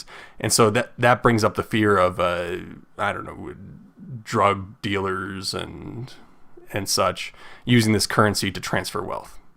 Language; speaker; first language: English; native; English